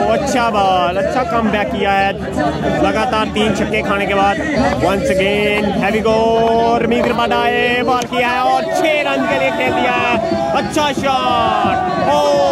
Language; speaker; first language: Urdu; non-native, local second language; Punjabi